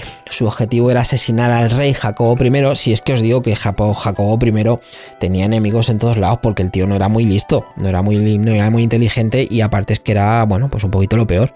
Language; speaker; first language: Spanish; native; Spanish